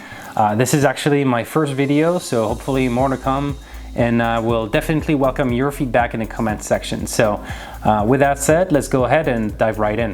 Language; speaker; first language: English; non-native, fluent; French